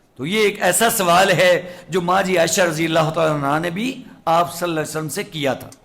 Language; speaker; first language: Urdu; non-native, local second language; Punjabi